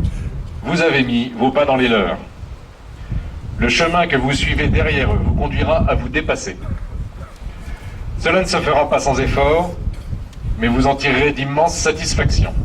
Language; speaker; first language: French; native; French